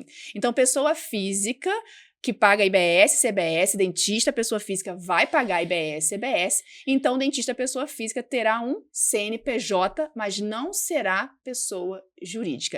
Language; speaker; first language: Portuguese; native; Portuguese